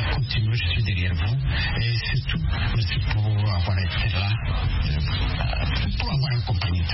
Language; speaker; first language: French; non-native, local second language; Kinyarwanda